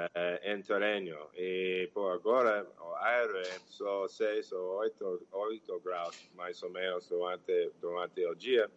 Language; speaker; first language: Portuguese; non-native, fluent; English